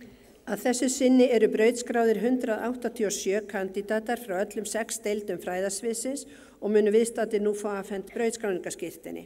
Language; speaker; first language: Icelandic; native; Icelandic